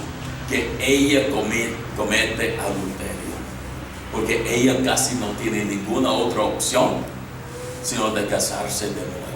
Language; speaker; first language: Spanish; non-native, fluent; English